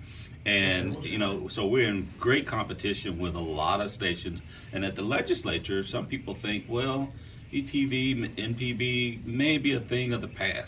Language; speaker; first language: English; native; English